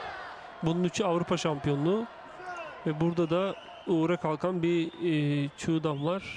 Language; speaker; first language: Turkish; native; Turkish